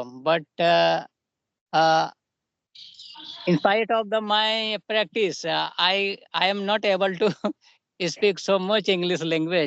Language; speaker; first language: English; non-native, local second language; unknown